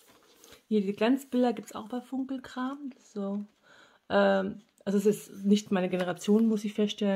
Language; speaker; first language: German; native; German